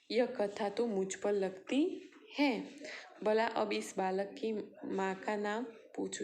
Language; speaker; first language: Hindi; non-native, local second language; Gujarati